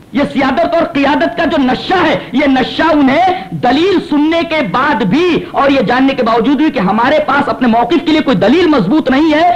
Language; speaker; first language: Urdu; native; Urdu